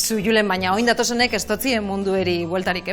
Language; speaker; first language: Basque; native; Basque